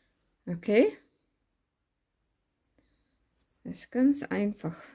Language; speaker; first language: German; non-native, learner; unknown